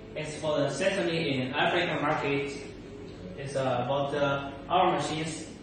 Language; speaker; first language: English; non-native, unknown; Chinese